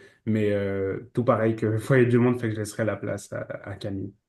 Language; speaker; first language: French; native; French